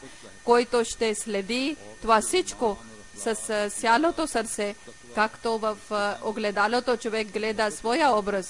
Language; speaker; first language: Bulgarian; non-native, learner; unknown